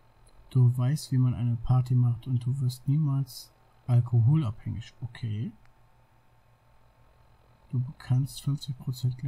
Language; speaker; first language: German; native; German